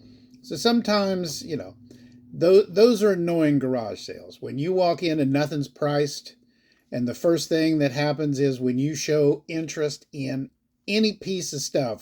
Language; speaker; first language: English; native; English